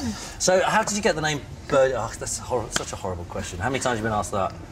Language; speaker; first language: English; native; English